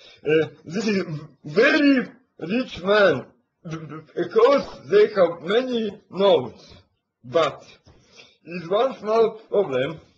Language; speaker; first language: English; non-native, learner; Latvian